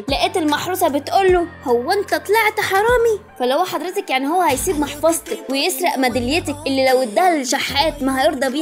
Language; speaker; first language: Arabic; native; Arabic